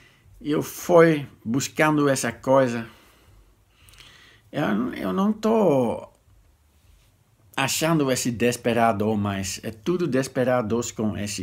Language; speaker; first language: Portuguese; non-native, fluent; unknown